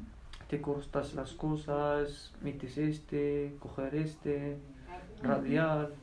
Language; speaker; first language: Spanish; non-native, learner; Berber languages